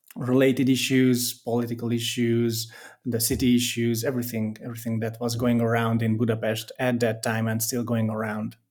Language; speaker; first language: English; non-native, fluent; Hungarian